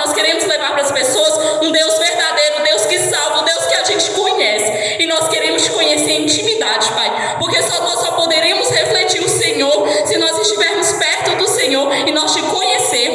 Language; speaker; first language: Portuguese; native; Portuguese